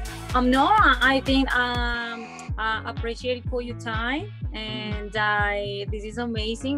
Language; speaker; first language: English; non-native, learner; Spanish